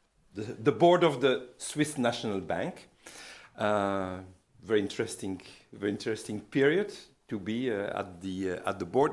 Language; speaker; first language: English; non-native, fluent; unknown